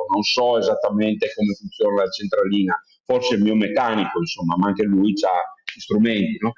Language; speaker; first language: Italian; native; Italian